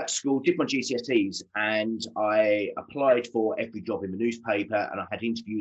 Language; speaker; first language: English; native; English